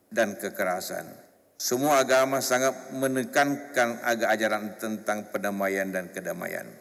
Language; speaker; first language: Indonesian; non-native, local second language; Buginese